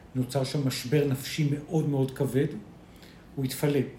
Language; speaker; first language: Hebrew; early bilingual, other home language; Spanish